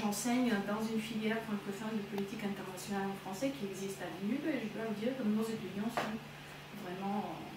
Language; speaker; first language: French; non-native, fluent; Bulgarian